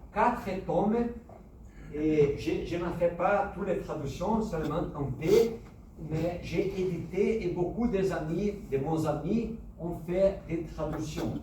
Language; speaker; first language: French; non-native, fluent; Portuguese